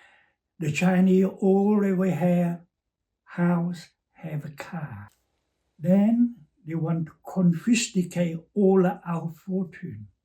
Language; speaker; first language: English; non-native, learner; Chinese